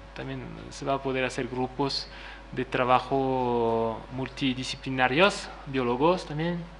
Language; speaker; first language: Spanish; non-native, fluent; French